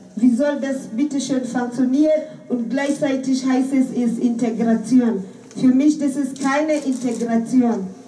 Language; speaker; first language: German; non-native, fluent; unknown